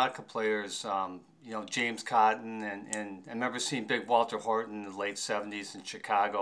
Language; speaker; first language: English; native; English